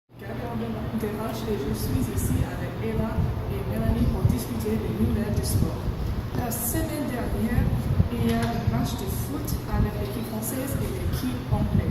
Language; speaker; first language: French; non-native, learner; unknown